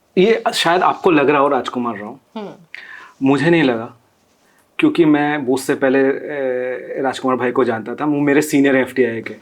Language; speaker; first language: Hindi; non-native, local second language; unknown